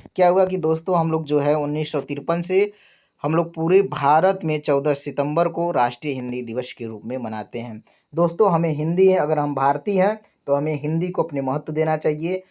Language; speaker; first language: Hindi; native; Hindi